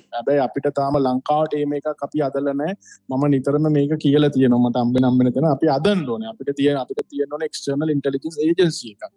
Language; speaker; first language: Sinhala; non-native, local second language; Tamil